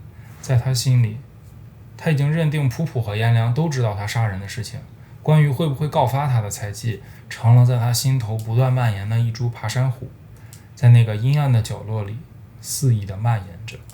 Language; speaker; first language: Chinese; native; Chinese